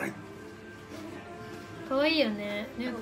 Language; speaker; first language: Japanese; native; Japanese